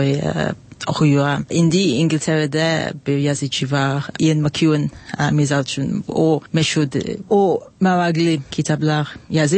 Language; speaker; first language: Turkish; non-native, learner; English